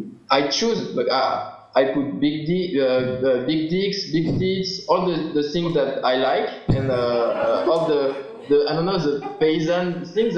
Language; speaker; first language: English; non-native, learner; French